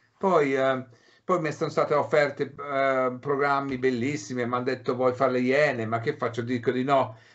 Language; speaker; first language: Italian; early bilingual, heritage; English